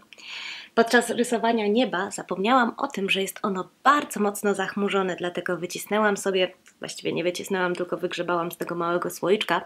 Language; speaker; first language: Polish; native; Polish